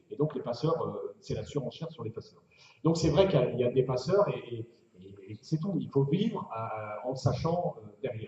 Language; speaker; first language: French; native; French